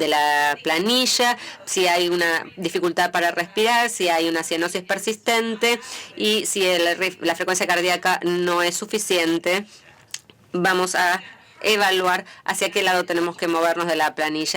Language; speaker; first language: Spanish; native; Spanish